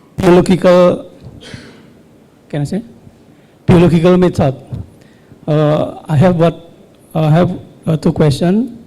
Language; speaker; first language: English; non-native, learner; Indonesian